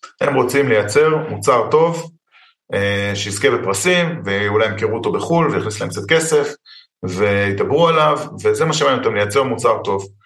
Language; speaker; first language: Hebrew; early bilingual, other home language; English